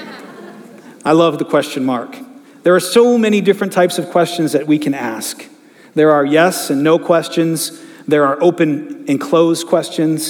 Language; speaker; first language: English; native; English